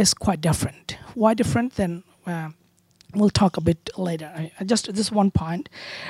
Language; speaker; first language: English; non-native, local second language; Bangla